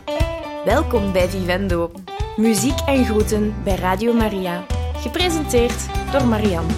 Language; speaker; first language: Dutch; native; Dutch